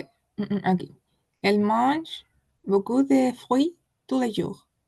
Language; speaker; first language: French; non-native, learner; Spanish